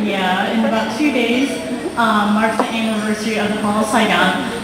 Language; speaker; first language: English; early bilingual, heritage; Vietnamese